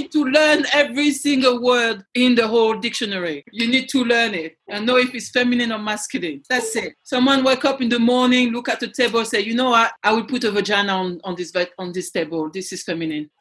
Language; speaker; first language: English; non-native, fluent; French